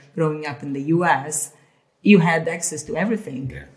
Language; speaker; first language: English; early bilingual, other home language; Hungarian